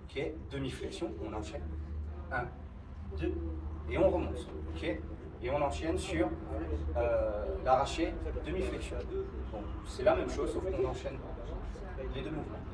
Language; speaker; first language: French; native; French